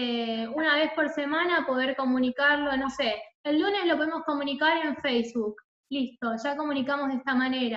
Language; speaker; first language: Spanish; native; Spanish